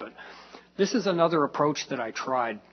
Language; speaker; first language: English; native; English